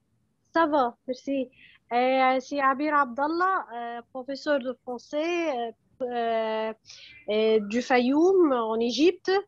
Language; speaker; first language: French; non-native, fluent; Arabic